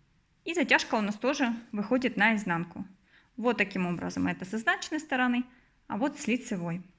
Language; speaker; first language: Russian; native; Russian